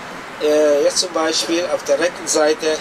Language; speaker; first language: German; non-native, fluent; Vietnamese